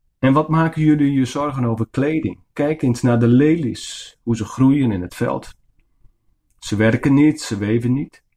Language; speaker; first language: Dutch; non-native, local second language; Western Frisian